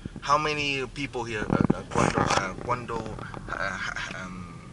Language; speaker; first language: English; non-native, learner; Vietnamese